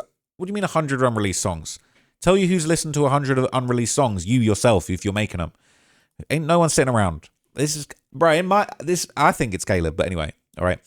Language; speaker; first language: English; native; English